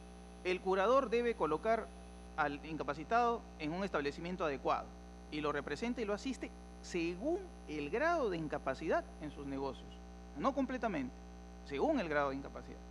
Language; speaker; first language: Spanish; native; Spanish